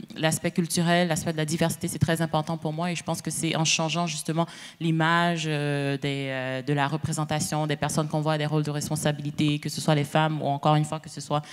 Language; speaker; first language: French; native; French